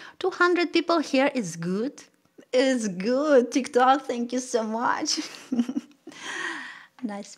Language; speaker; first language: English; non-native, learner; Russian